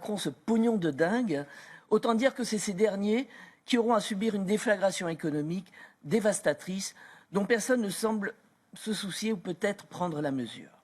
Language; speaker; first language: French; native; French